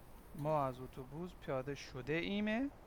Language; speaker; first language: Persian; non-native, fluent; Urdu